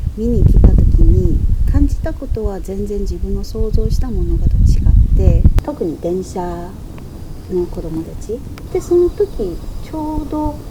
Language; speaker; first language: Japanese; non-native, fluent; Chinese